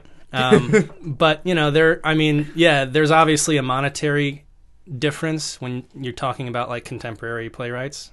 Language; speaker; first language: English; native; English